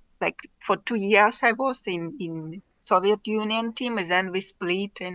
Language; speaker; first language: English; non-native, learner; Russian